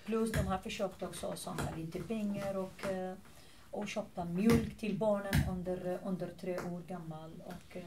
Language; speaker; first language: Swedish; non-native, fluent; Arabic